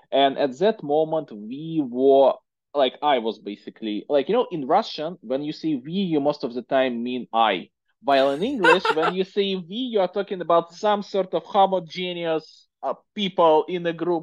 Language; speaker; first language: English; non-native, fluent; Russian